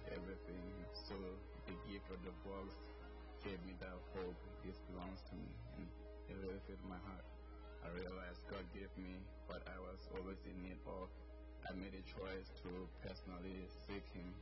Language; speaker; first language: English; non-native, local second language; Southern Sotho